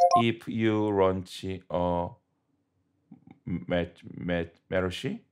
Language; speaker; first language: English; non-native, learner; Korean